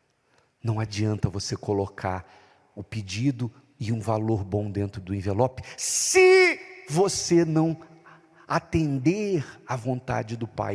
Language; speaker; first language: Portuguese; native; Portuguese